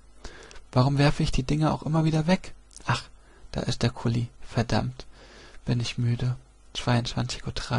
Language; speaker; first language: German; native; German